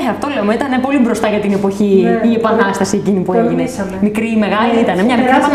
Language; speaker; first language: Greek; native; Greek